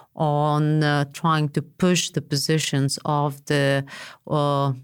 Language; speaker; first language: English; non-native, fluent; Lithuanian